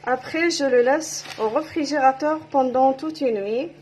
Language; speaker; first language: French; non-native, local second language; Arabic